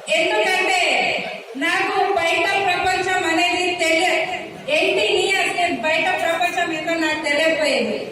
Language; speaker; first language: Telugu; non-native, local second language; Hindi